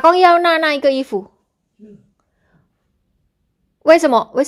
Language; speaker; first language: Chinese; non-native, learner; Indonesian